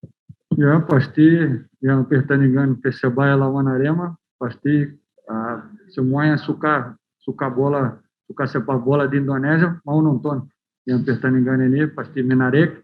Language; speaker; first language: Indonesian; non-native, fluent; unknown